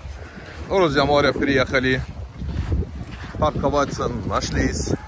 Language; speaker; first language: Russian; non-native, learner; Turkish